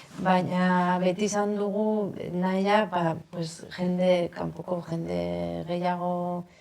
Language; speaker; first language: Basque; non-native, local second language; Spanish